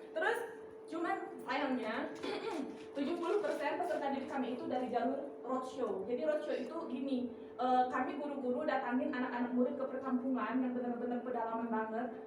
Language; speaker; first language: Indonesian; non-native, local second language; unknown